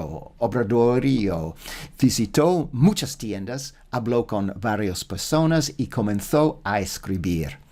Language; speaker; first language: Spanish; non-native, learner; English